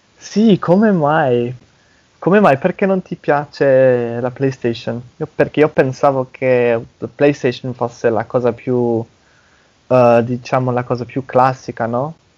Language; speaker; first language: Italian; non-native, fluent; English